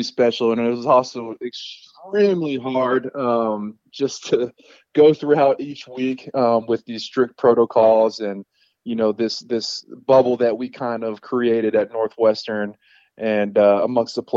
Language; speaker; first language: English; native; English